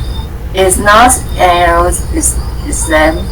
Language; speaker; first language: English; non-native, learner; Vietnamese